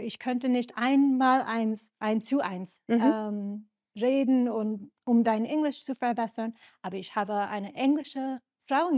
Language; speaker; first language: German; non-native, learner; English